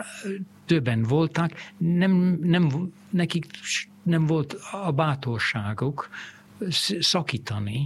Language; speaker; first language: Hungarian; non-native, fluent; English